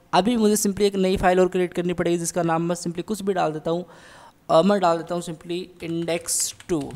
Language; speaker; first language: Hindi; native; Hindi